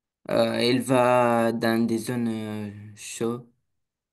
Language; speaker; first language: French; non-native, learner; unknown